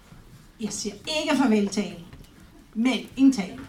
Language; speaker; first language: Danish; non-native, fluent; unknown